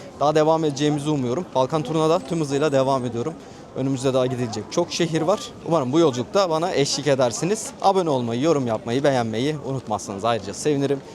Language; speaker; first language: Turkish; native; Turkish